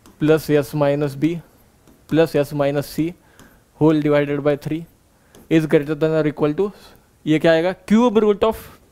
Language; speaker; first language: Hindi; non-native, local second language; Marathi